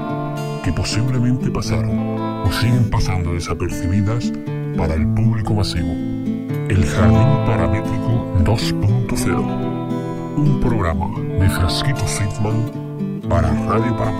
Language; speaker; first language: Spanish; native; Spanish